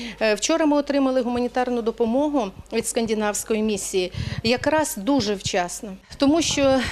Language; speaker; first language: Ukrainian; native; Ukrainian